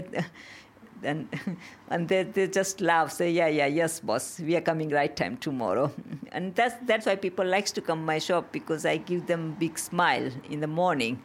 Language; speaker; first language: English; non-native, local second language; Gujarati